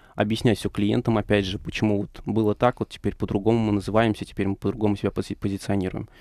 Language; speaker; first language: Russian; native; Russian